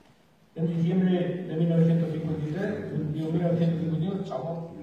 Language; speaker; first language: Spanish; native; Spanish